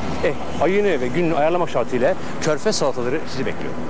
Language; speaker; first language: Turkish; native; Turkish